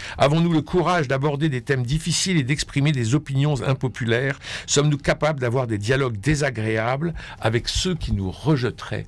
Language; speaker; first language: French; native; French